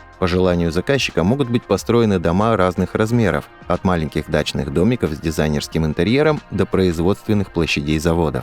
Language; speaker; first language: Russian; native; Russian